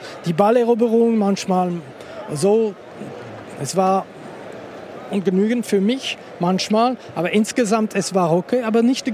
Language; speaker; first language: German; non-native, local second language; French